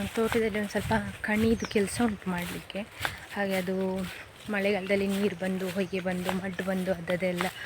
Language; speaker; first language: Kannada; non-native, local second language; Konkani